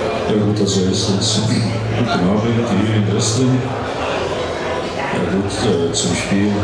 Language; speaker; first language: German; non-native, fluent; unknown